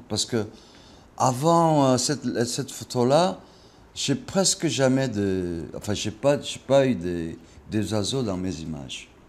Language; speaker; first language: French; non-native, fluent; Korean